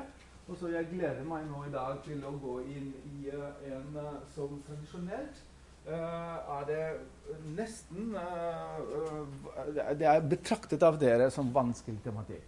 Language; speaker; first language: Norwegian; non-native, fluent; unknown